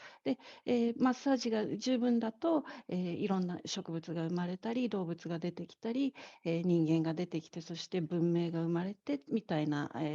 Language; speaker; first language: Japanese; native; Japanese